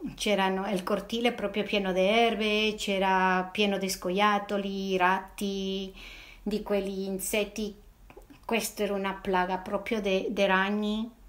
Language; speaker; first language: Italian; non-native, fluent; Spanish